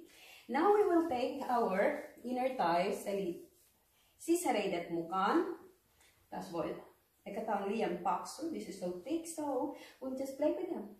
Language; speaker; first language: Finnish; non-native, learner; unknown